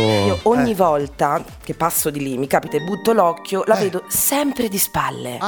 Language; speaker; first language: Italian; native; Italian